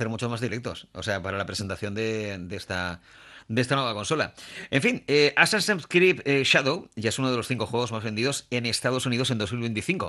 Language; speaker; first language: Spanish; native; Spanish